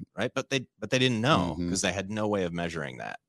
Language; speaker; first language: English; native; English